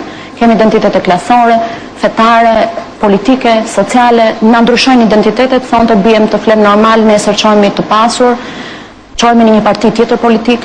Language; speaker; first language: Albanian; native; Albanian